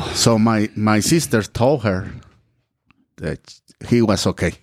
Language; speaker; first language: English; non-native, learner; Spanish